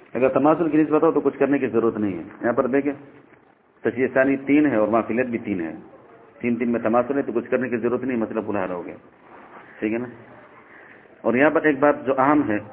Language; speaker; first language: Urdu; non-native, local second language; Northern Hindko